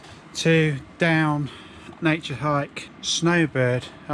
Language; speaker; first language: English; native; English